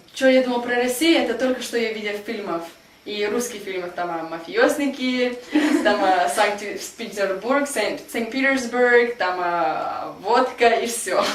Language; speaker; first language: Russian; early bilingual, heritage; Russian